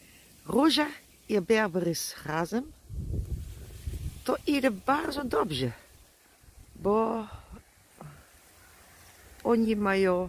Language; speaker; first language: Polish; non-native, learner; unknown